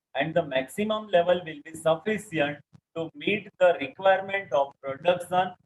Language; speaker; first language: English; non-native, local second language; Gujarati